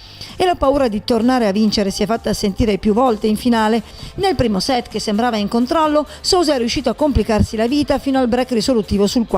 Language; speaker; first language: Italian; native; Italian